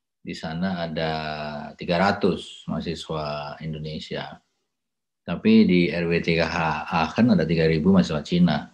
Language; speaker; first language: Indonesian; native; Indonesian